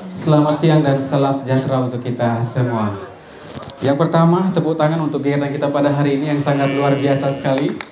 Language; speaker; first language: Indonesian; native; Indonesian